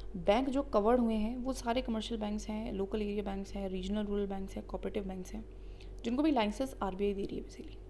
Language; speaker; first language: Hindi; native; Hindi